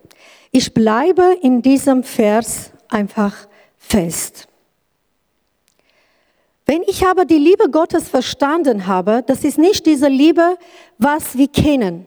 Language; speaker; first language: German; non-native, learner; Kurdish